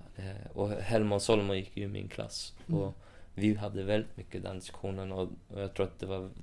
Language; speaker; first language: Swedish; native; Swedish